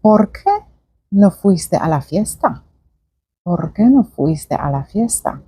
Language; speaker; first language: Spanish; non-native, fluent; Polish